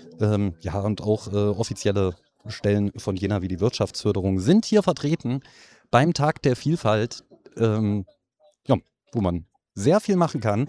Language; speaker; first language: German; native; German